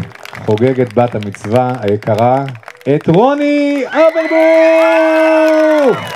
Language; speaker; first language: Hebrew; native; Hebrew